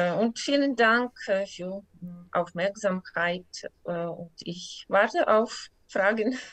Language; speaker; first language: German; non-native, learner; Ukrainian